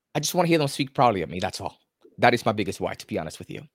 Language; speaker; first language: English; native; English